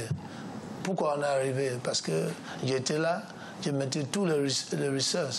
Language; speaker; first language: French; non-native, learner; English